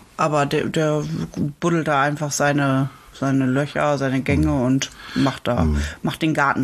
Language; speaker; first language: German; native; German